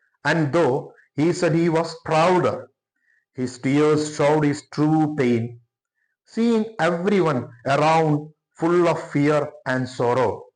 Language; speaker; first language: English; non-native, local second language; Malayalam